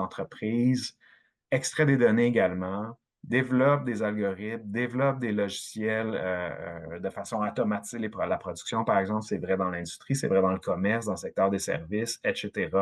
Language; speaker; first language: French; native; French